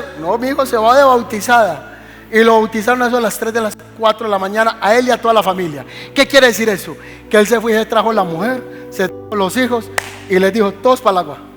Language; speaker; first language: Spanish; native; Spanish